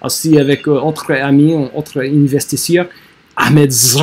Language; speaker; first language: French; non-native, learner; English